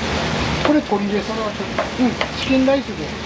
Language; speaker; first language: Japanese; native; Japanese